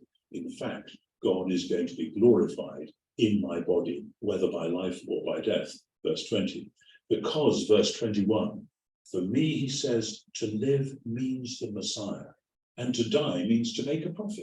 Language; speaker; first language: English; native; English